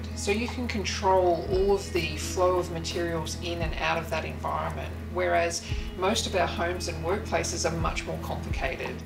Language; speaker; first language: English; native; English